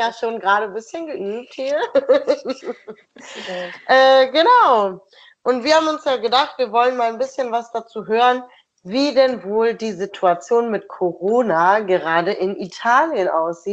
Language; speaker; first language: German; native; German